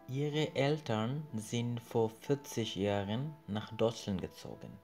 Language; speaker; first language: German; non-native, fluent; Bangla